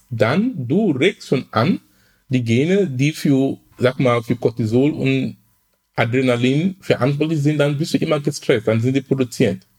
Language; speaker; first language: German; non-native, fluent; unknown